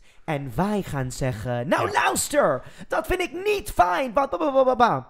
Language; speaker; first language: Dutch; non-native, fluent; English